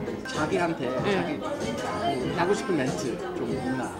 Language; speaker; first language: Korean; non-native, learner; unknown